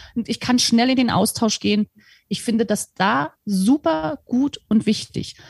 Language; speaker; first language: German; native; German